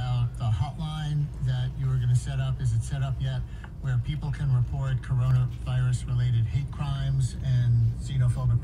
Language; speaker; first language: English; native; English